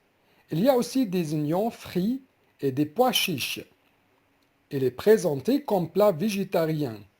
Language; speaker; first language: French; non-native, fluent; Arabic